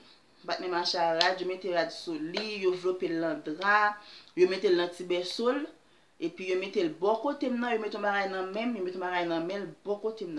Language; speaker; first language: French; non-native, learner; Haitian Creole